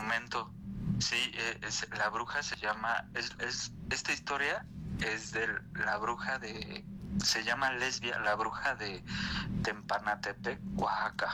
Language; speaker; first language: Spanish; native; Spanish